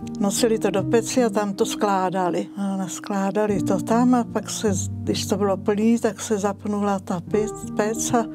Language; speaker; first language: Czech; native; Czech